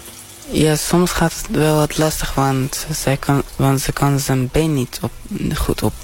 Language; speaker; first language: Dutch; early bilingual, other home language; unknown